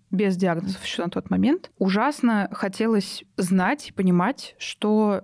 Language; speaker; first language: Russian; native; Russian